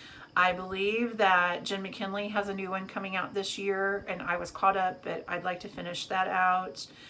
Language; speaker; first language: English; native; English